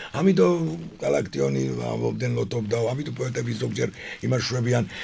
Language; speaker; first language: Georgian; non-native, local second language; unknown